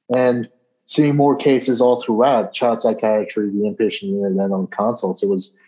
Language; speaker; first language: English; native; English